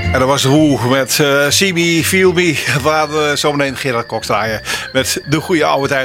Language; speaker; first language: Dutch; native; Dutch